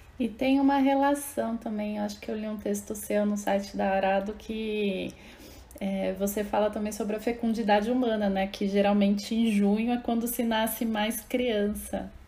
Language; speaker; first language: Portuguese; native; Portuguese